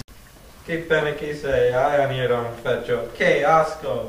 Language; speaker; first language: Spanish; non-native, learner; English